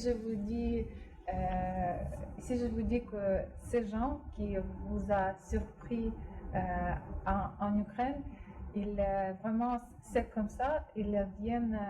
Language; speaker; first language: French; non-native, fluent; Russian